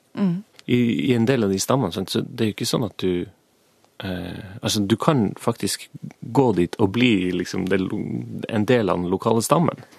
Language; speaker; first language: Norwegian; native; Norwegian